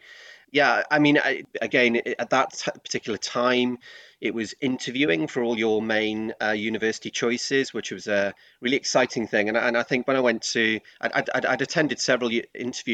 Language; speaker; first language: English; native; English